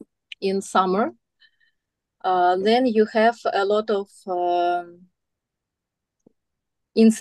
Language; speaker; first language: English; non-native, learner; Russian